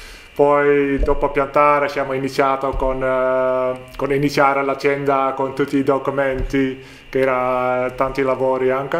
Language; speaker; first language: Italian; non-native, learner; Dutch